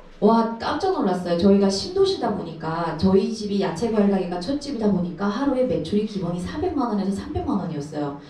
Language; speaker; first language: Korean; early bilingual, heritage; Korean